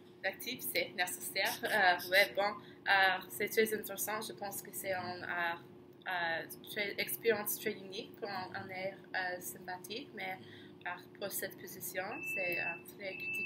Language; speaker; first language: French; non-native, learner; English